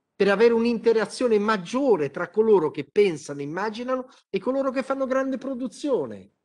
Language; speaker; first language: Italian; native; Italian